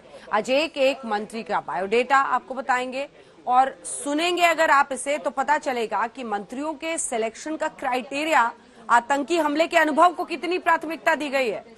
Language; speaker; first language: Hindi; native; Hindi